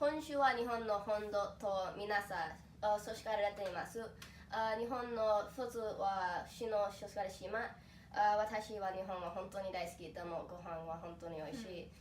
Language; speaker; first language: Japanese; non-native, learner; English